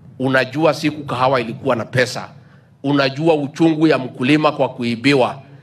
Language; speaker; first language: Swahili; non-native, local second language; Kikuyu